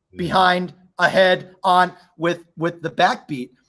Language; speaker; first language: English; native; English